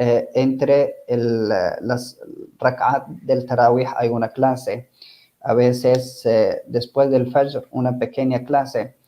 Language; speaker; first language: Spanish; non-native, fluent; Arabic